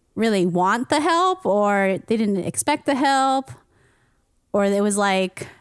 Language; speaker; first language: English; native; English